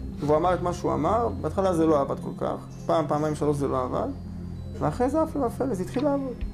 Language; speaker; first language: Hebrew; native; Hebrew